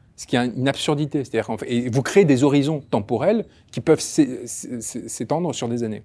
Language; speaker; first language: French; early bilingual, other home language; Spanish